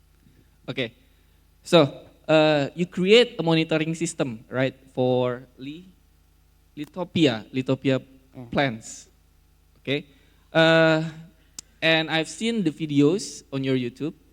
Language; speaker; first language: English; non-native, fluent; Indonesian